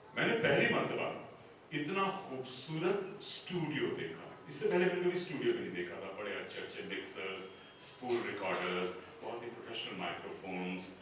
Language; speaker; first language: Hindi; non-native, local second language; Punjabi